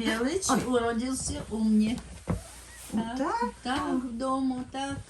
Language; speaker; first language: Polish; non-native, learner; Ukrainian